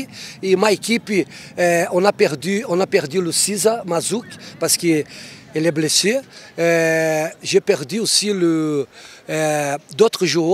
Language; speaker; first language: French; non-native, fluent; Portuguese